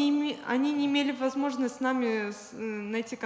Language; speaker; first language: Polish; non-native, learner; Russian